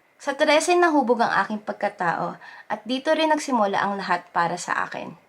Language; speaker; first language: Filipino; native; Filipino